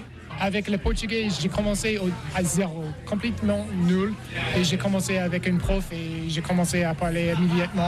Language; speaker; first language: French; non-native, learner; English